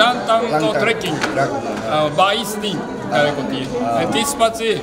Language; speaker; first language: Nepali; non-native, fluent; Japanese